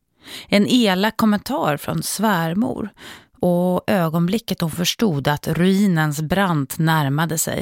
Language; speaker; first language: Swedish; native; Swedish